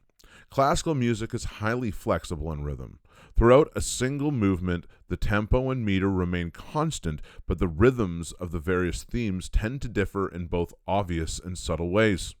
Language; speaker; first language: English; native; English